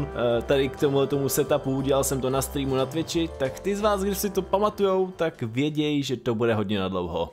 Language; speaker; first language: Czech; native; Czech